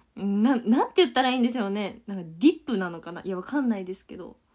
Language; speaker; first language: Japanese; native; Japanese